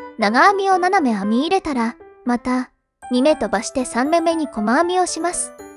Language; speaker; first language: Japanese; native; Japanese